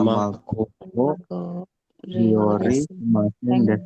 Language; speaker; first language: Japanese; non-native, learner; Indonesian